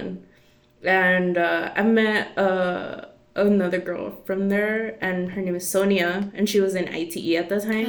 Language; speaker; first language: English; early bilingual, other home language; Spanish